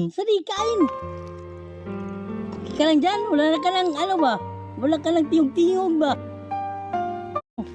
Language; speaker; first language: Filipino; non-native, local second language; Cebuano